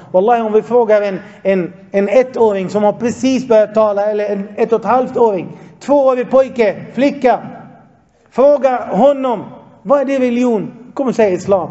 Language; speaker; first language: Swedish; non-native, fluent; Arabic